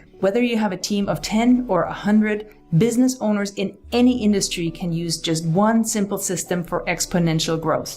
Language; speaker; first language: English; native; English